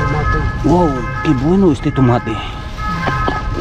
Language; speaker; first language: Spanish; non-native, learner; Filipino